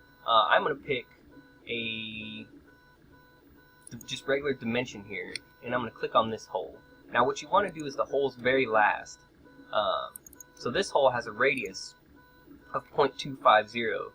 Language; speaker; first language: English; native; English